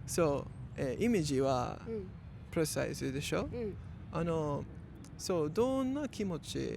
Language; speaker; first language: Japanese; non-native, learner; English